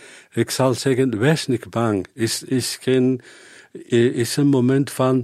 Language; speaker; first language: Dutch; non-native, learner; Spanish